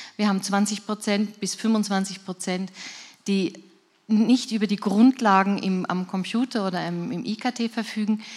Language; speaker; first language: German; non-native, fluent; French